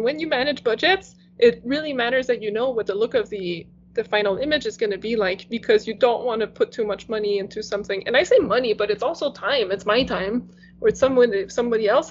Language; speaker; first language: English; non-native, fluent; French